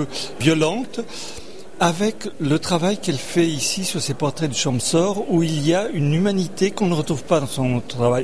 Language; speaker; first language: French; native; French